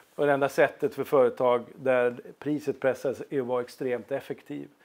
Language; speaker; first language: Swedish; non-native, fluent; Norwegian